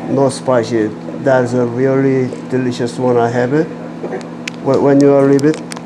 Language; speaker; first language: English; non-native, learner; Korean